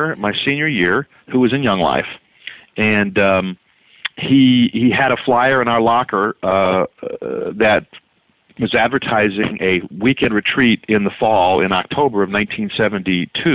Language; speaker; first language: English; native; English